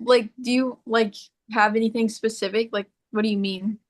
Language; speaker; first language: English; native; English